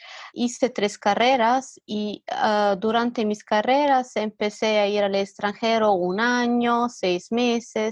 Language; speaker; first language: Spanish; non-native, fluent; Italian